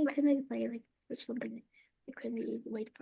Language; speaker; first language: English; non-native, fluent; Indonesian